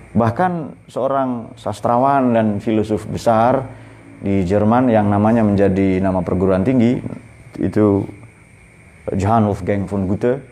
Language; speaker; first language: Indonesian; non-native, local second language; Madurese